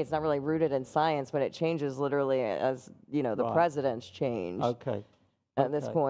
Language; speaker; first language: English; native; English